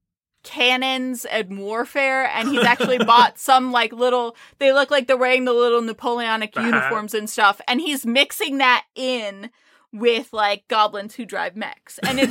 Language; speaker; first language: English; native; English